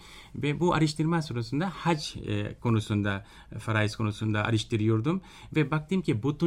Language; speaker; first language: Turkish; non-native, fluent; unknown